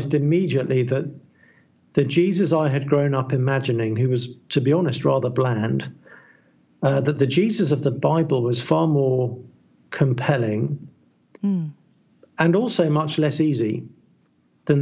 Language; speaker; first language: English; native; English